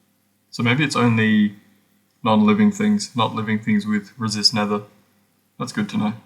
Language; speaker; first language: English; native; English